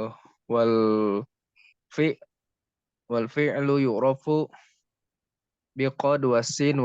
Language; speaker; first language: Arabic; non-native, learner; Indonesian